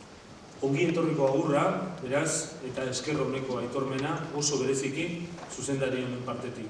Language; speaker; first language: Basque; native; Basque